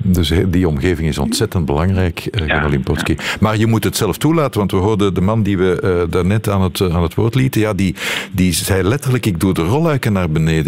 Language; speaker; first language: Dutch; native; Dutch